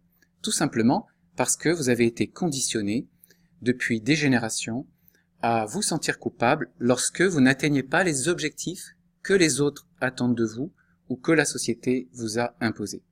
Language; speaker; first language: French; native; French